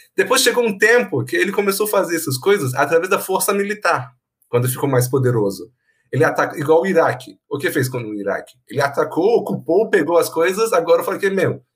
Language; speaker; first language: Portuguese; non-native, fluent; Persian